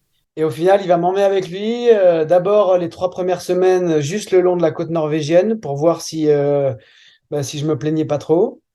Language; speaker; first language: French; native; French